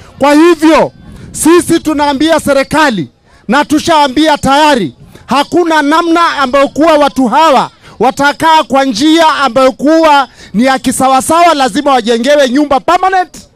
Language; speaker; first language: Swahili; native; Swahili